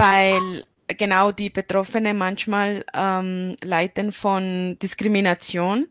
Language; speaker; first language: German; non-native, fluent; Spanish